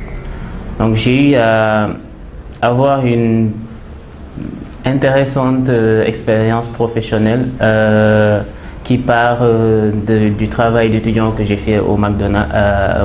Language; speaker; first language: French; non-native, local second language; Wolof